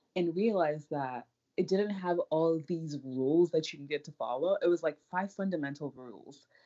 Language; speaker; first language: English; non-native, local second language; Yoruba